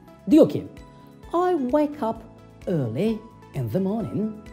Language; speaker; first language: English; non-native, fluent; Turkish